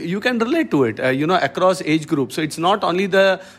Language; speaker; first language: English; non-native, local second language; Malayalam